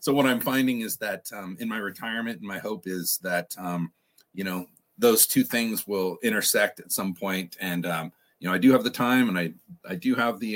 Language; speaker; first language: English; native; English